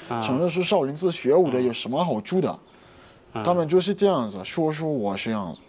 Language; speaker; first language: Chinese; non-native, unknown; French